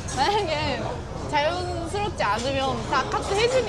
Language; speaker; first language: Korean; non-native, fluent; Japanese